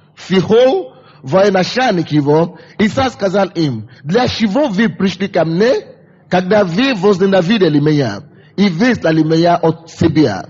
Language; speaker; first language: Russian; non-native, fluent; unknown